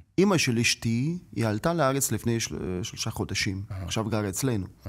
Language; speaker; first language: Hebrew; non-native, learner; Russian